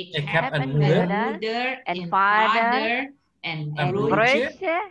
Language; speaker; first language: Dutch; non-native, learner; Indonesian